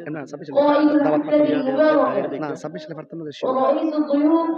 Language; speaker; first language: Arabic; non-native, learner; Bangla